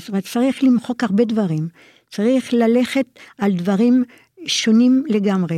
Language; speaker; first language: Hebrew; non-native, fluent; French